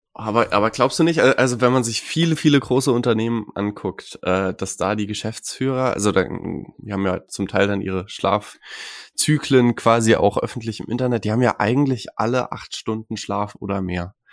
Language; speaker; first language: German; native; German